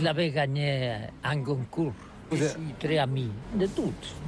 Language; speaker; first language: French; non-native, learner; Catalan